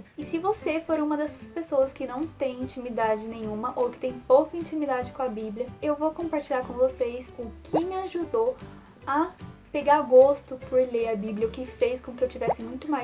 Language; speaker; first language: Portuguese; native; Portuguese